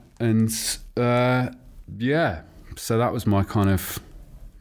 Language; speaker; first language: English; native; English